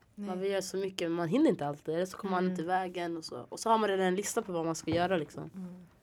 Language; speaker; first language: Swedish; early bilingual, other home language; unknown